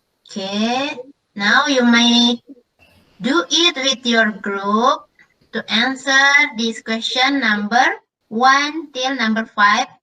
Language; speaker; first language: English; non-native, learner; Indonesian